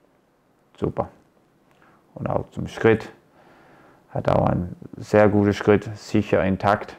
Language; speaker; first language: German; non-native, fluent; Danish